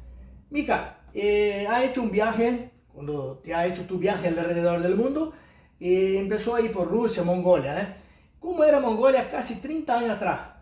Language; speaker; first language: Spanish; non-native, fluent; Portuguese